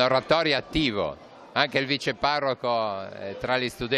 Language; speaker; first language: Italian; native; Italian